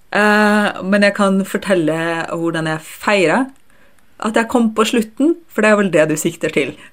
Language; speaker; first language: Norwegian; early bilingual, other home language; Russian